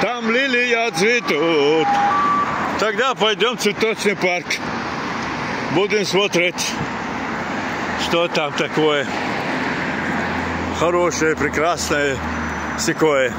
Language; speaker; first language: Russian; non-native, local second language; Chechen